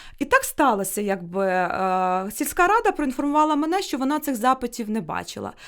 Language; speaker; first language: Ukrainian; native; Ukrainian